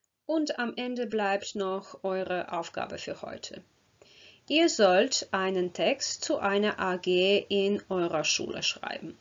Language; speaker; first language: German; non-native, fluent; Croatian